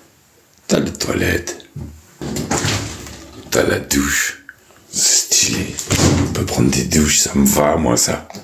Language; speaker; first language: French; native; French